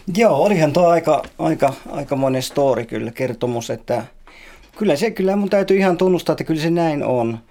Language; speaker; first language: Finnish; native; Finnish